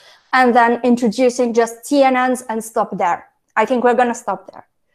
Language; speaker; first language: English; non-native, fluent; Arabic